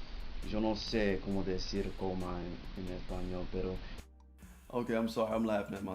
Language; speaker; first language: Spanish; non-native, learner; English